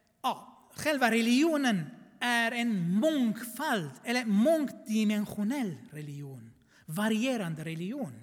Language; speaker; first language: Swedish; non-native, fluent; Armenian